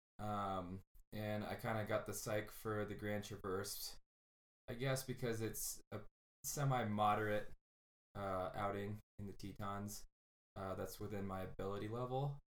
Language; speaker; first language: English; native; English